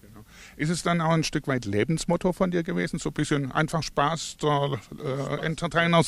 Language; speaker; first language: German; native; German